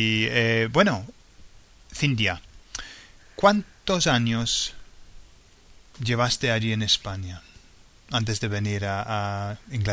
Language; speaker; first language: Spanish; non-native, fluent; English